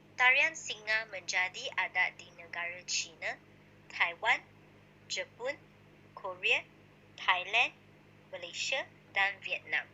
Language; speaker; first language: Malay; non-native, local second language; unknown